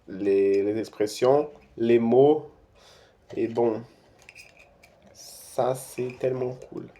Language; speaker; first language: French; non-native, fluent; Portuguese